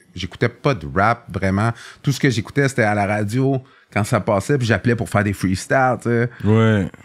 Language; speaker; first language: French; native; French